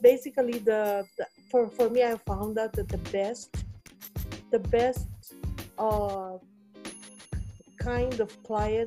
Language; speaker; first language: English; non-native, local second language; Filipino